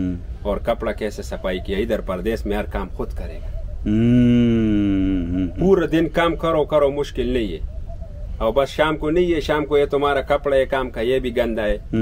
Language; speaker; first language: Hindi; non-native, local second language; Pashto